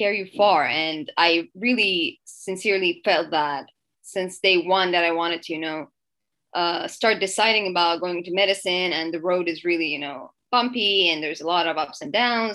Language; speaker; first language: English; non-native, fluent; Persian